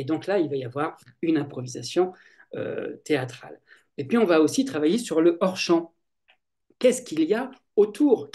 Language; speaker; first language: French; native; French